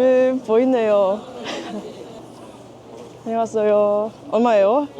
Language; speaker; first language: Korean; non-native, learner; English